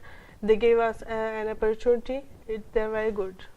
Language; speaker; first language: English; non-native, local second language; Urdu